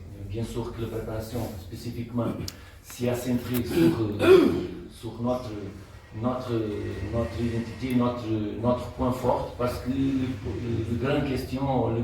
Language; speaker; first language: French; non-native, learner; Portuguese